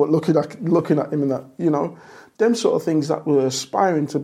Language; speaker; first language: English; native; English